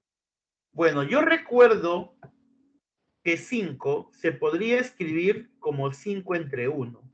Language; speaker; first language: Spanish; native; Spanish